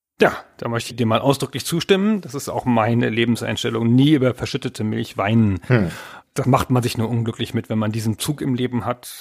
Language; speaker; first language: German; native; German